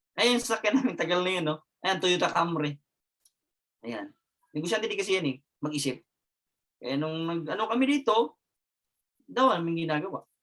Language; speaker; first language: Filipino; non-native, local second language; Cebuano